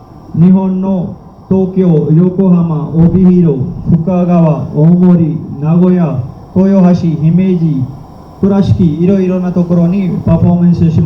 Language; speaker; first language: Japanese; non-native, fluent; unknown